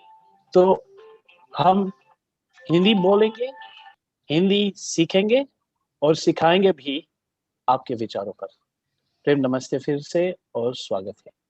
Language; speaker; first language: Hindi; non-native, learner; English